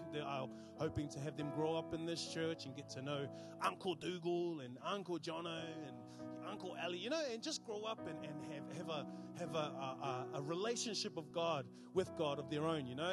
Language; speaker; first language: English; native; English